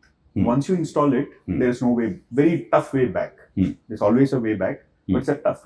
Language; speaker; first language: English; non-native, local second language; Hindi